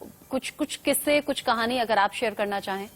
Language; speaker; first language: Hindi; native; Hindi